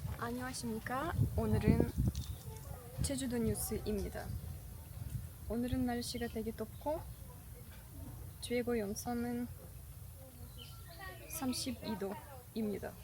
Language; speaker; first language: Korean; non-native, learner; Russian